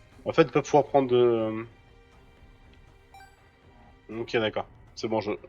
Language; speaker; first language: French; native; French